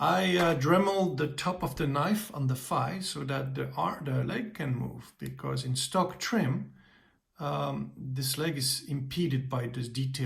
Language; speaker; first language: English; native; English